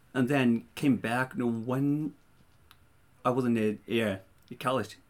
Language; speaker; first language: English; non-native, fluent; Japanese